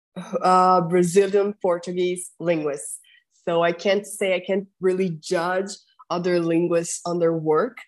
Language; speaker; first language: English; non-native, fluent; Portuguese